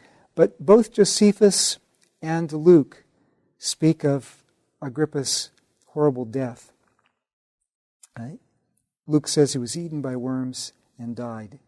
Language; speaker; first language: English; native; English